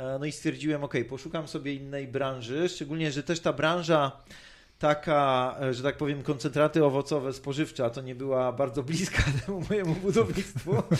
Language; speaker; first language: Polish; native; Polish